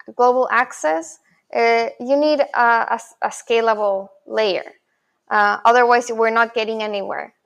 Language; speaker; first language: English; non-native, fluent; Spanish